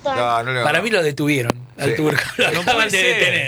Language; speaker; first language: Spanish; native; Spanish